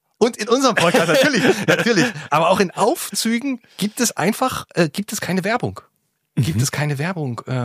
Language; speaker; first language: German; native; German